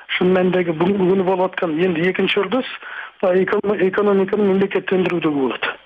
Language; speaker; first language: Kazakh; native; Kazakh